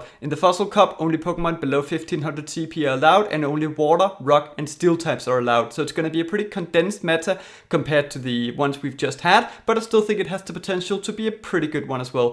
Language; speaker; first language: English; native; English